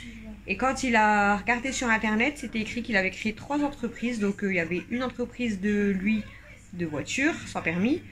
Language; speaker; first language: French; native; French